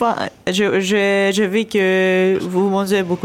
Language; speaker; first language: French; non-native, learner; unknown